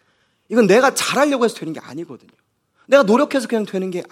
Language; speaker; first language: Korean; native; Korean